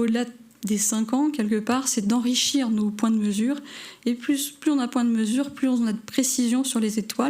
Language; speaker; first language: French; native; French